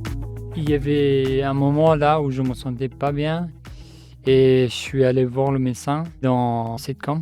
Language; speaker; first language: French; non-native, fluent; Persian